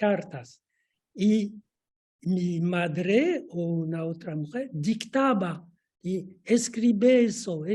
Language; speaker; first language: Spanish; non-native, fluent; French